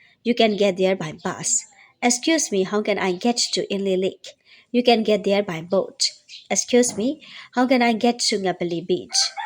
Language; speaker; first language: English; non-native, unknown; Burmese